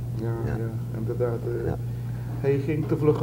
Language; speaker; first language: Dutch; non-native, local second language; Papiamento